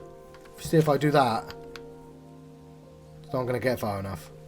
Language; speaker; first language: English; native; English